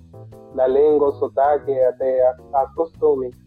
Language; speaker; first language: Portuguese; non-native, fluent; Spanish